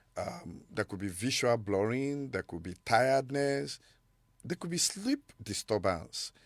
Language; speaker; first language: English; non-native, local second language; Yoruba